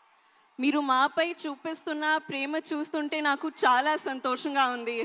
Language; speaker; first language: Telugu; non-native, learner; Hindi